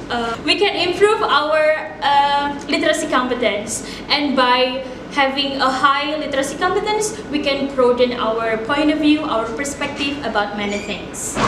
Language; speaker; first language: English; non-native, fluent; Indonesian